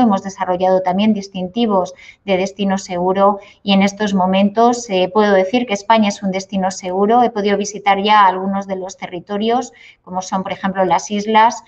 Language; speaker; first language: Spanish; native; Spanish